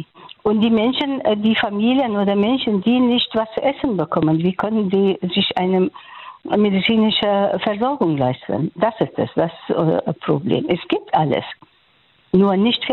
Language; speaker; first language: German; non-native, fluent; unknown